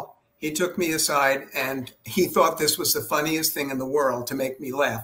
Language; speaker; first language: English; native; English